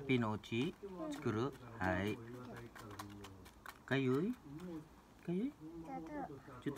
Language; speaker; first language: Japanese; non-native, learner; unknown